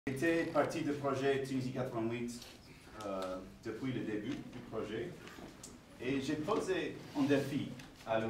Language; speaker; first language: French; non-native, fluent; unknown